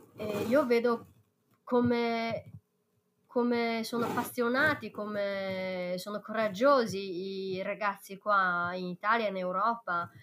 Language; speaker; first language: Italian; non-native, fluent; Chinese